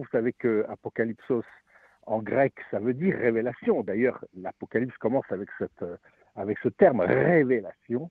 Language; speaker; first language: French; native; French